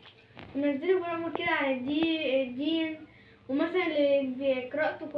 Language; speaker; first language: Arabic; native; Arabic